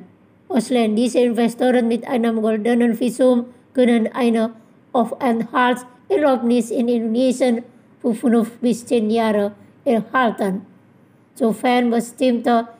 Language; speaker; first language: German; non-native, fluent; Indonesian